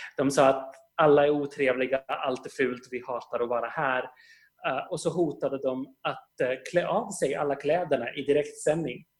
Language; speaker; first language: Swedish; native; Swedish